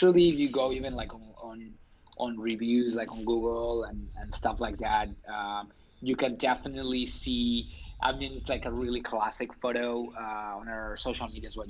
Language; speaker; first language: English; non-native, fluent; Spanish